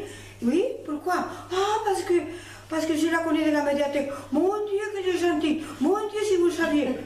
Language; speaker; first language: French; non-native, fluent; Spanish